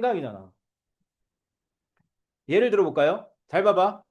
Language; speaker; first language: Korean; native; Korean